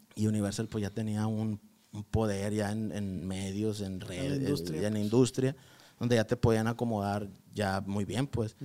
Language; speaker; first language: Spanish; native; Spanish